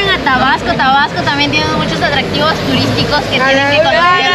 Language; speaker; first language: Spanish; native; Spanish